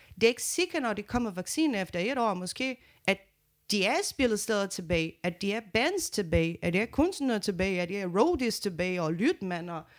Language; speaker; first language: Danish; non-native, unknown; Portuguese